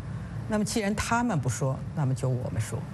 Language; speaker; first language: Chinese; native; Chinese